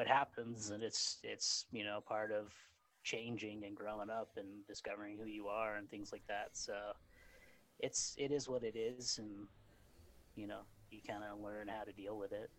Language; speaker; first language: English; native; English